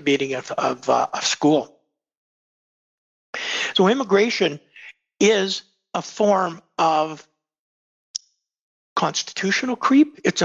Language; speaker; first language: English; native; English